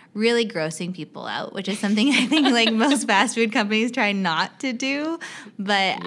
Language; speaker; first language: English; native; English